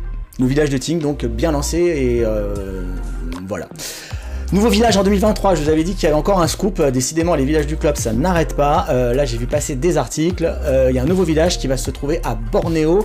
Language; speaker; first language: French; native; French